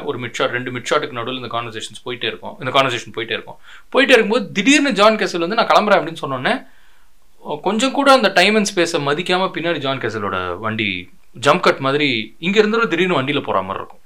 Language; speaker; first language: Tamil; native; Tamil